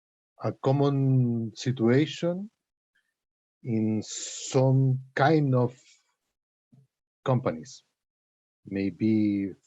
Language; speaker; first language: English; non-native, learner; Spanish